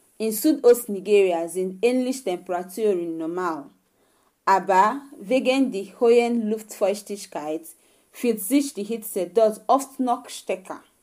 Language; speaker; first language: German; non-native, fluent; Igbo